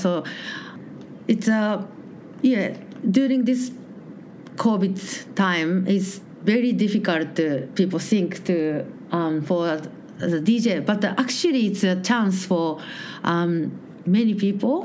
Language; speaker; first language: English; non-native, learner; Japanese